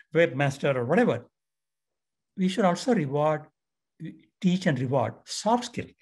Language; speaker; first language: English; non-native, local second language; Marathi